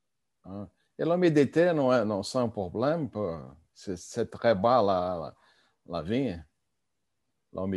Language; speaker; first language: French; non-native, learner; Portuguese